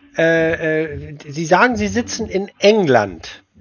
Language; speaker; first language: German; native; German